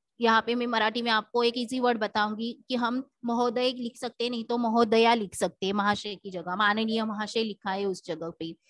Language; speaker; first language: Hindi; non-native, local second language; Marathi